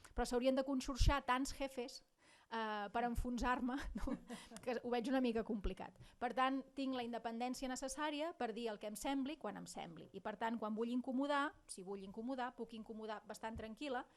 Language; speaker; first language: Catalan; non-native, local second language; Spanish